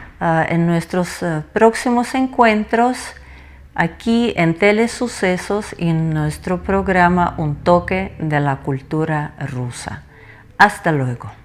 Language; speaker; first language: Spanish; non-native, fluent; Russian